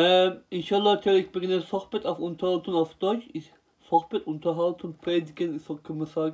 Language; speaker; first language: German; non-native, learner; Turkish